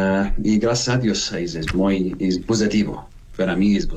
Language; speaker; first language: Spanish; non-native, learner; Arabic